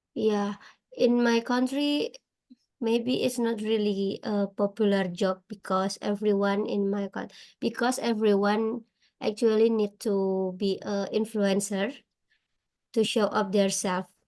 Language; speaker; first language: English; non-native, learner; Indonesian